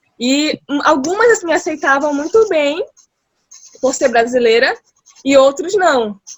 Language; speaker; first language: Portuguese; early bilingual, heritage; Portuguese